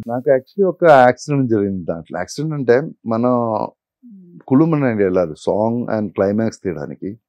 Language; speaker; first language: Telugu; non-native, learner; Malayalam